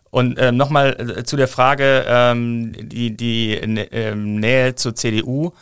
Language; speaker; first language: German; native; German